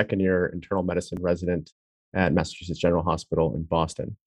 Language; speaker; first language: English; native; English